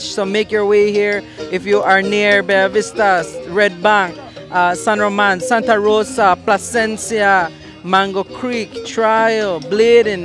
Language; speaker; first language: English; native; English